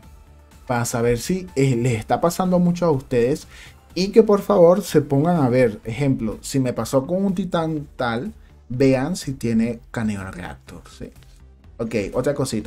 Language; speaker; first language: Spanish; native; Spanish